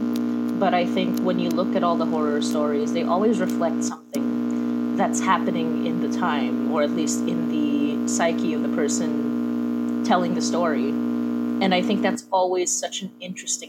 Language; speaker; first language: English; non-native, local second language; Filipino